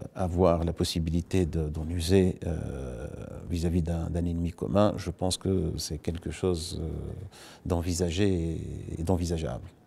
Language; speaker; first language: French; non-native, local second language; Arabic